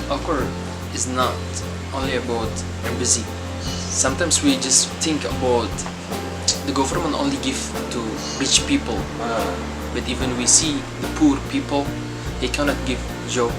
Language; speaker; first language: English; non-native, learner; Arabic